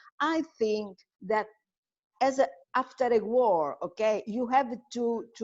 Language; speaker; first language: English; non-native, fluent; Italian